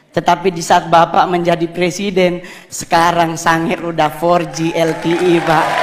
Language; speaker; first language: Indonesian; native; Indonesian